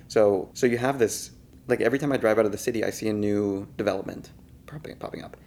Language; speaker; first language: English; native; English